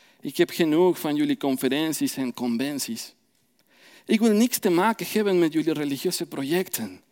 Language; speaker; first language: Dutch; non-native, fluent; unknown